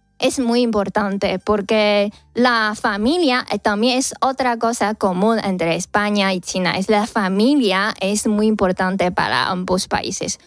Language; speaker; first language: Spanish; non-native, fluent; Chinese